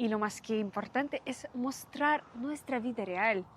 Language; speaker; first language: Spanish; non-native, fluent; Russian